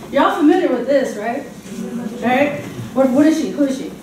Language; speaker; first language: English; native; English